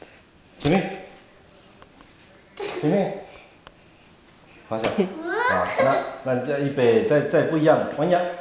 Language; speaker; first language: Chinese; native; Chinese